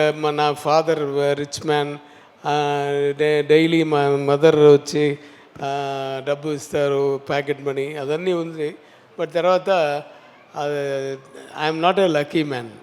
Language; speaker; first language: Telugu; non-native, learner; Tamil